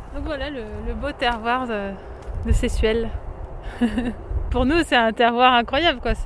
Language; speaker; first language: French; native; French